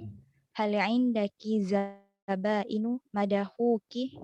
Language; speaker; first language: Arabic; non-native, learner; Indonesian